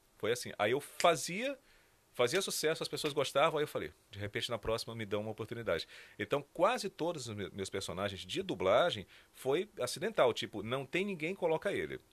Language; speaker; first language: Portuguese; native; Portuguese